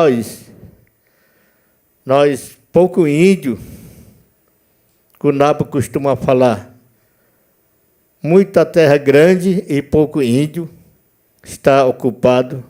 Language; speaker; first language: Portuguese; non-native, local second language; Yanomámi